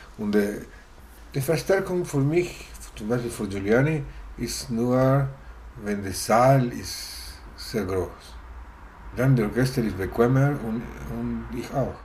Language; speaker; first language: German; non-native, learner; Italian